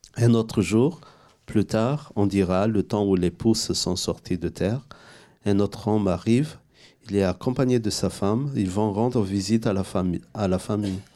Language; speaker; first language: French; non-native, local second language; Malagasy